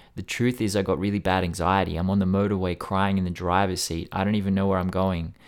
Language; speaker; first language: English; native; English